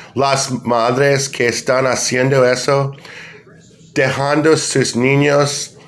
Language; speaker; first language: Spanish; non-native, learner; English